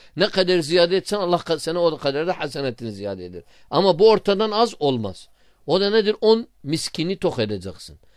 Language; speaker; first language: Turkish; non-native, fluent; Arabic